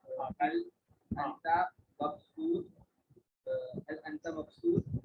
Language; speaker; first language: Arabic; non-native, learner; Urdu